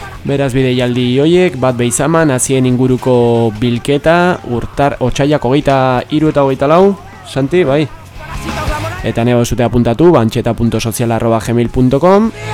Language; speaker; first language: Basque; early bilingual, heritage; Basque